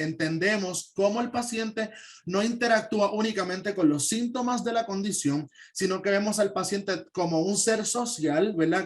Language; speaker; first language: Spanish; native; Spanish